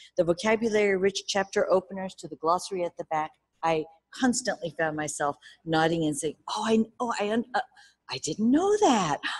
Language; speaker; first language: English; early bilingual, other home language; Japanese